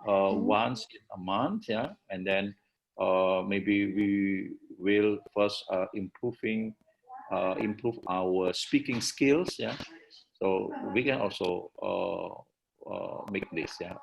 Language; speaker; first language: English; non-native, learner; Indonesian